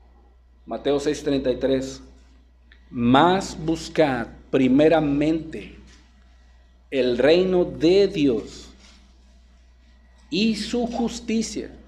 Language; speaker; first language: Spanish; native; Spanish